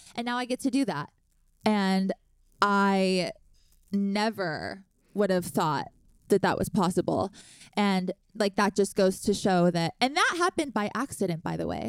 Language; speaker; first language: English; native; English